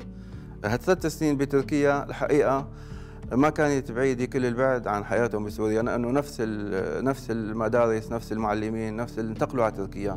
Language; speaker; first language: Arabic; native; Arabic